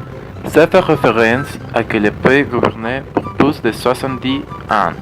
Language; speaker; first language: French; non-native, learner; Spanish